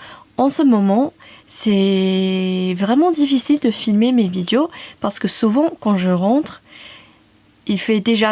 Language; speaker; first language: French; non-native, fluent; English